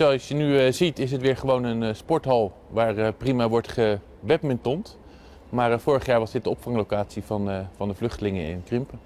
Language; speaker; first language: Dutch; native; Dutch